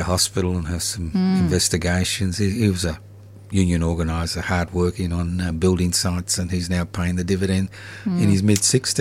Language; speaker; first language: English; non-native, local second language; Italian